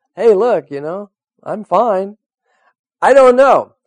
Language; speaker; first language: English; native; English